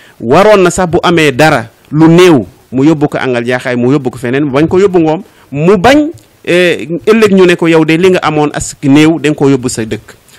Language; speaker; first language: Wolof; non-native, local second language; Fula